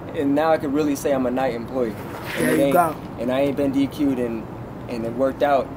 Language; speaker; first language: English; native; English